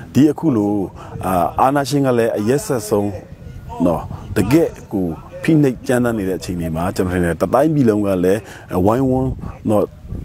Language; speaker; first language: Burmese; non-native, local second language; Shwe Palaung